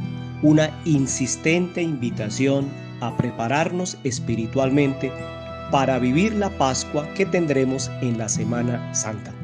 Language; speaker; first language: Spanish; native; Spanish